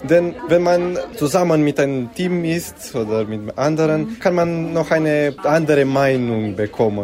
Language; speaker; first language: German; non-native, local second language; Romanian